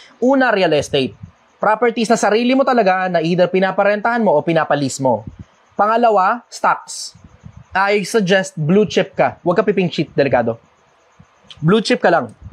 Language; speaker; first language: Filipino; native; Filipino